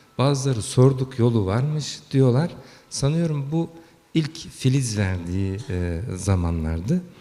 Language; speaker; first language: Turkish; early bilingual, heritage; Turkish